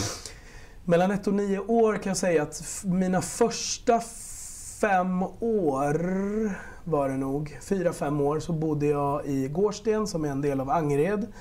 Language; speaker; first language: Swedish; early bilingual, other home language; Spanish